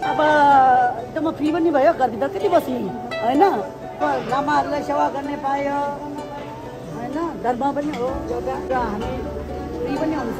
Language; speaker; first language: Nepali; non-native, local second language; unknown